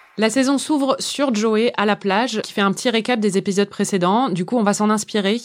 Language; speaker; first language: French; native; French